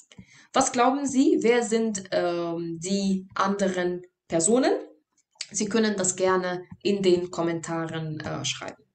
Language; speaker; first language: German; non-native, fluent; Arabic